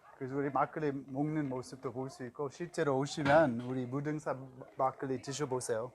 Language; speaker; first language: Korean; non-native, fluent; English